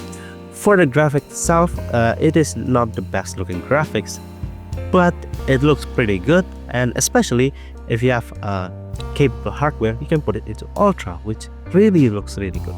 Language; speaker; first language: English; non-native, fluent; Indonesian